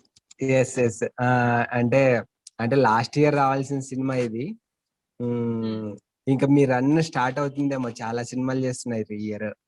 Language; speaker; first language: Telugu; native; Telugu